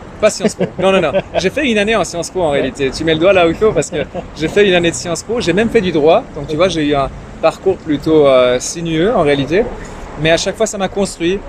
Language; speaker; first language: French; early bilingual, other home language; Persian